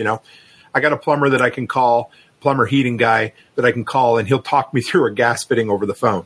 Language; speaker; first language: English; native; English